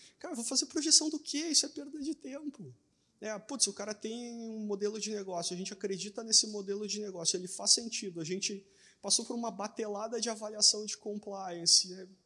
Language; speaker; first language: Portuguese; native; Portuguese